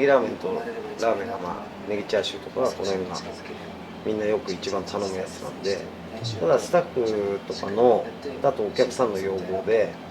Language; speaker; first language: Japanese; native; Japanese